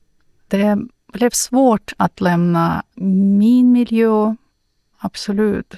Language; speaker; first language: Swedish; non-native, learner; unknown